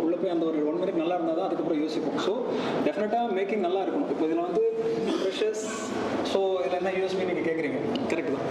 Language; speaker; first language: Tamil; native; Tamil